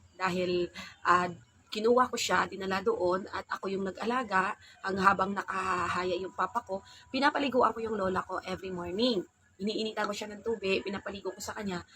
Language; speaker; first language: Filipino; non-native, local second language; Hiligaynon